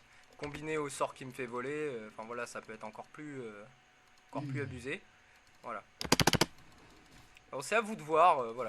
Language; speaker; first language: French; native; French